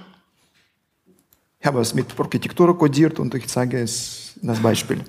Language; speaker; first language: German; non-native, fluent; Russian